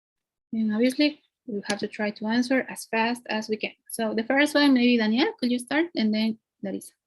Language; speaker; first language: English; non-native, fluent; Spanish